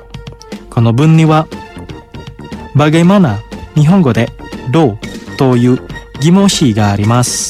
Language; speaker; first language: Japanese; non-native, fluent; Indonesian